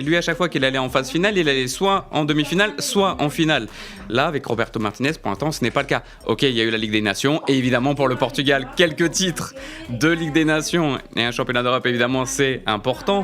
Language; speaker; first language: French; native; French